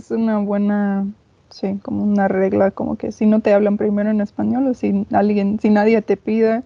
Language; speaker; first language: Spanish; non-native, fluent; English